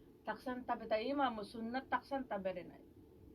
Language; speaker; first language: Japanese; non-native, fluent; Filipino